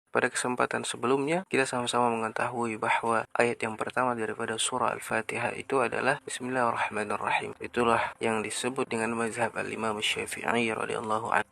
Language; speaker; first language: Malay; native; Malay